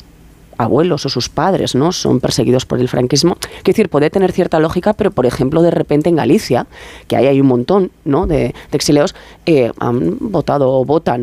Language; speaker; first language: Spanish; native; Spanish